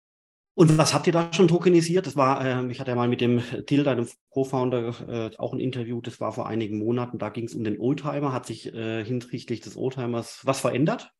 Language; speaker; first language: German; native; German